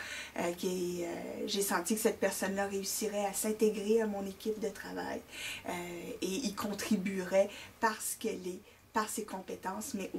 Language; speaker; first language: French; native; French